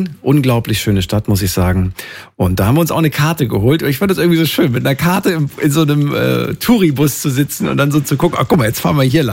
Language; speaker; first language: German; native; German